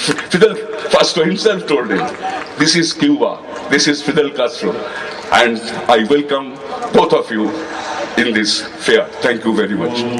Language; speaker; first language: English; non-native, local second language; Bangla